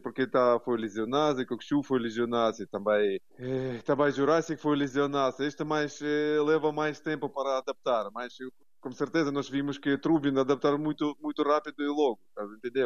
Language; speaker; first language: Portuguese; non-native, learner; Ukrainian